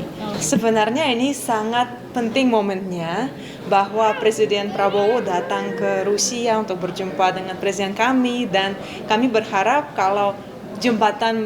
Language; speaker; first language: Indonesian; non-native, fluent; Russian